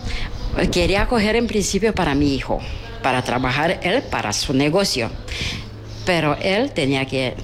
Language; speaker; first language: Spanish; non-native, learner; Romanian